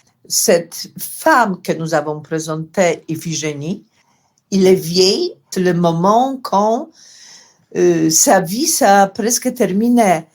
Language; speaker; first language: French; non-native, fluent; Polish